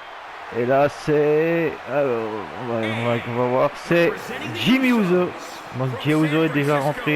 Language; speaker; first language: French; native; French